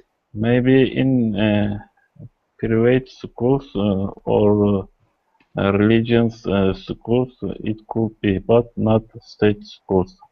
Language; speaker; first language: English; non-native, learner; Kurdish